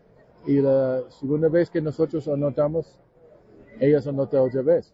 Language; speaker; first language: Spanish; non-native, learner; English